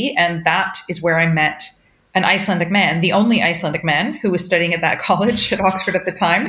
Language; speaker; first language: English; native; English